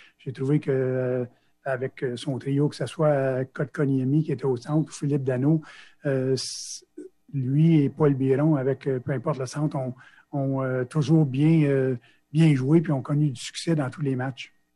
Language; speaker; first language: French; native; French